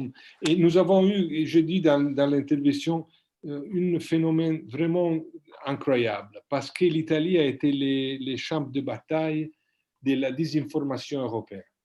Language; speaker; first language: French; non-native, fluent; Italian